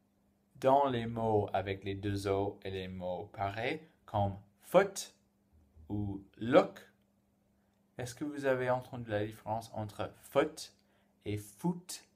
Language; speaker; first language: French; non-native, fluent; English